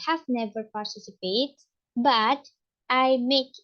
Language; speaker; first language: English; non-native, learner; Indonesian